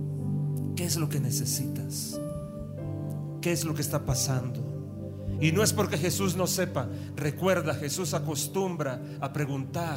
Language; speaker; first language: Spanish; native; Spanish